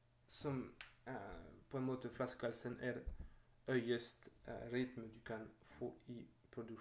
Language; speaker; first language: Norwegian; non-native, fluent; French